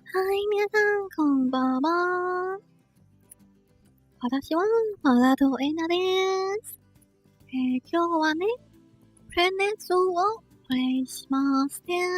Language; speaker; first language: Japanese; non-native, learner; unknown